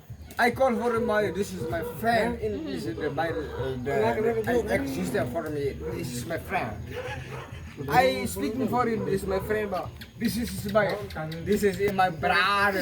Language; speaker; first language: English; non-native, learner; Indonesian